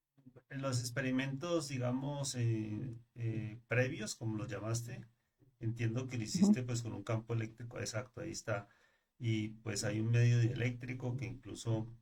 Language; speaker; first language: Spanish; native; Spanish